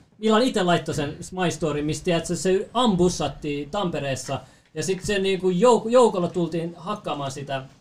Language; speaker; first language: Finnish; early bilingual, other home language; Persian